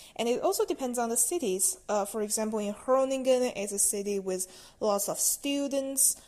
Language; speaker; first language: English; non-native, fluent; Chinese